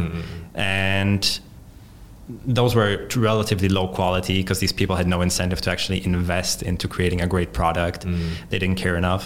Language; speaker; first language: English; non-native, fluent; Polish